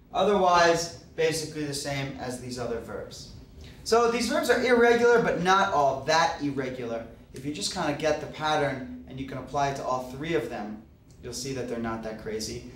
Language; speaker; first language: English; native; English